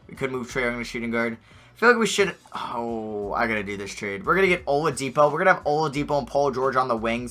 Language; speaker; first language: English; native; English